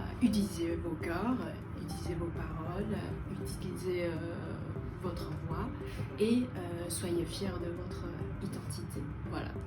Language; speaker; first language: French; non-native, fluent; Chinese